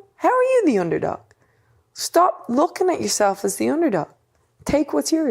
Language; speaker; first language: English; native; English